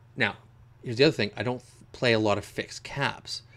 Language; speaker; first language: English; native; English